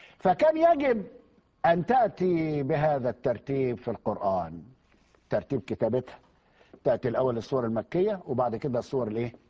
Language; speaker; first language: Arabic; native; Arabic